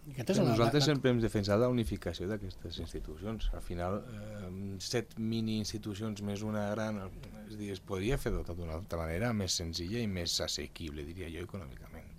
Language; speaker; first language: Catalan; early bilingual, other home language; Spanish